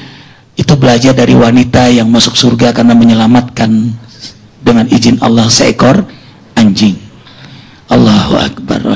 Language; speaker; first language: Indonesian; native; Indonesian